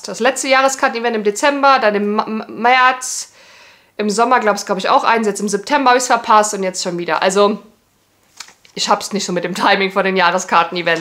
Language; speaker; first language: German; native; German